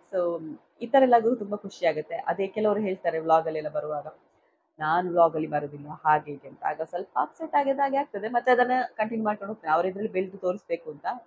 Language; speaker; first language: Kannada; non-native, local second language; Tulu